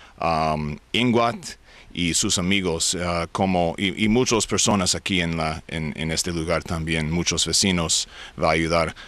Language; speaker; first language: Spanish; non-native, learner; English